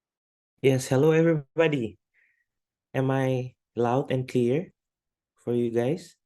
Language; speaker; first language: English; non-native, fluent; Indonesian